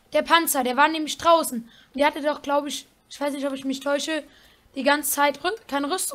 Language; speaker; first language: German; native; German